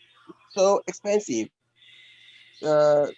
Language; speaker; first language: English; non-native, learner; French